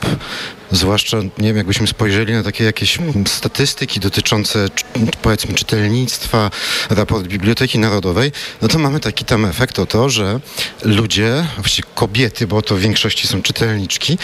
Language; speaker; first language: Polish; native; Polish